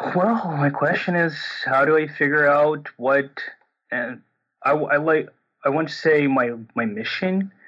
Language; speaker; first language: English; non-native, fluent; Portuguese